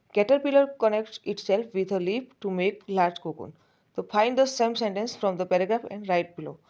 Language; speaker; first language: English; non-native, local second language; Gujarati